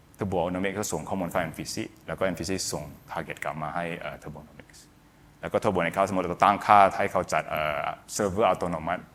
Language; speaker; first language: Thai; non-native, fluent; Indonesian